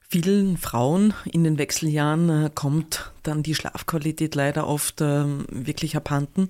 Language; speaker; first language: German; native; German